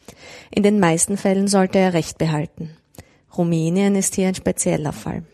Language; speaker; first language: German; native; German